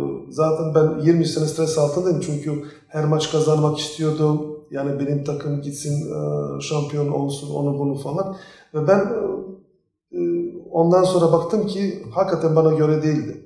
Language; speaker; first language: Turkish; non-native, fluent; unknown